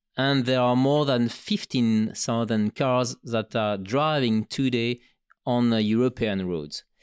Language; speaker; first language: English; non-native, fluent; French